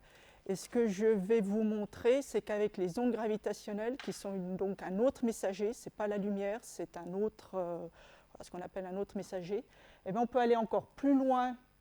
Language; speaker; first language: French; native; French